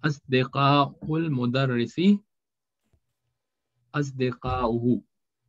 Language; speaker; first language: Arabic; non-native, learner; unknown